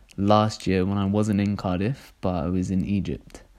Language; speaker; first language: English; native; English